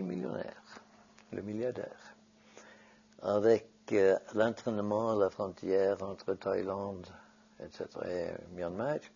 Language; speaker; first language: French; non-native, fluent; Norwegian